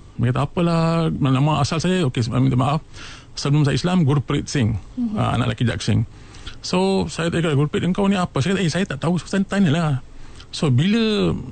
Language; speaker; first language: Malay; native; Malay